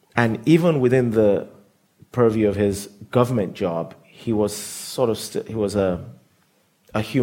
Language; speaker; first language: English; non-native, local second language; Yoruba